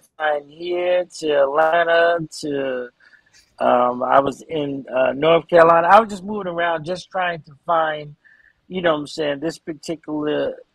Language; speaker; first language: English; native; English